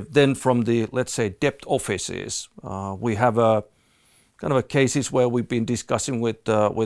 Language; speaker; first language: English; non-native, fluent; Finnish